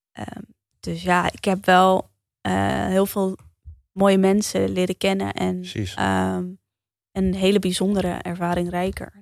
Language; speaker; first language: Dutch; early bilingual, heritage; Dutch